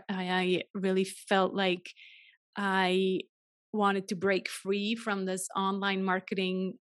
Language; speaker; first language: English; non-native, fluent; German